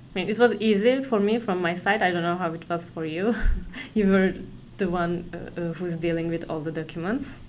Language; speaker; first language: English; non-native, fluent; Turkish